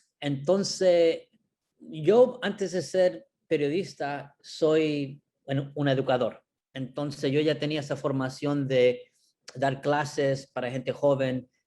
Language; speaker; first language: Spanish; early bilingual, heritage; Spanish